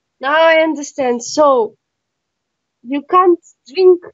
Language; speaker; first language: English; non-native, learner; Russian